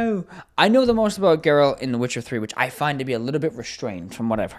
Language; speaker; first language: English; native; English